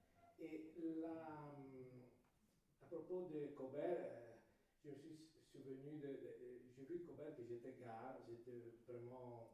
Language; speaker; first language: French; non-native, fluent; Italian